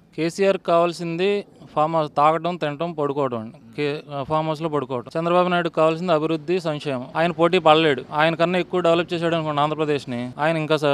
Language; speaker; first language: Telugu; native; Telugu